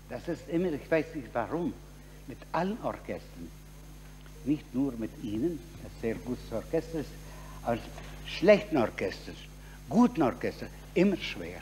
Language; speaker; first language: German; non-native, fluent; Russian